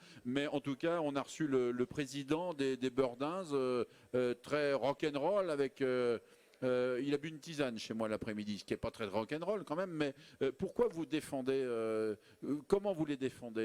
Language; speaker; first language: French; native; French